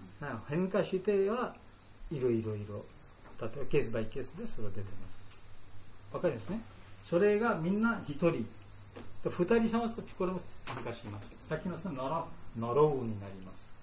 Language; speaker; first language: Japanese; non-native, learner; Bangla